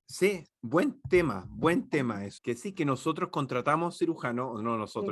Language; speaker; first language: Spanish; native; Spanish